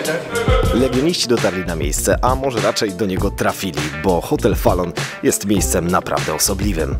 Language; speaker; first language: Polish; native; Polish